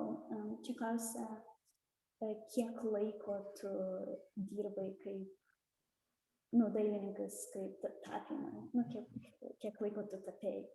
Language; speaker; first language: Lithuanian; early bilingual, heritage; Russian